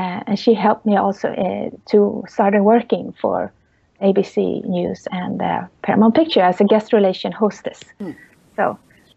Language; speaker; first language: English; non-native, fluent; Swedish